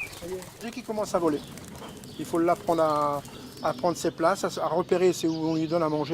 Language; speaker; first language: French; native; French